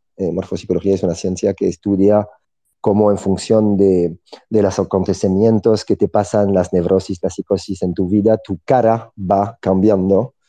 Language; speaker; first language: Spanish; non-native, fluent; French